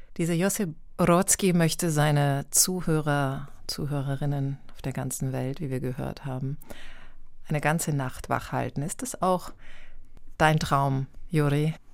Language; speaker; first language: German; native; German